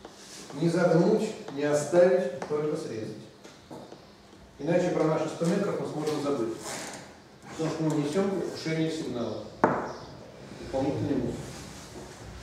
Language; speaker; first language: Russian; native; Russian